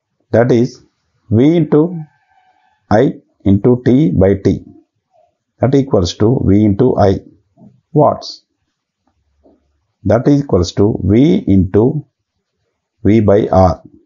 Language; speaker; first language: English; non-native, local second language; Telugu